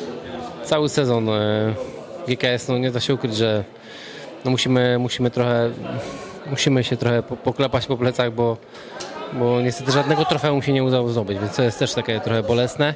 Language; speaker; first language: Polish; native; Polish